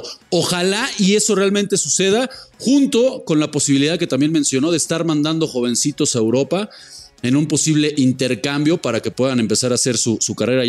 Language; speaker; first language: Spanish; native; Spanish